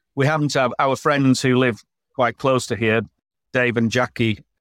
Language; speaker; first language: English; native; English